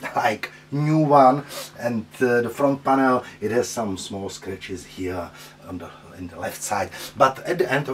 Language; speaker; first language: English; non-native, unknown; Czech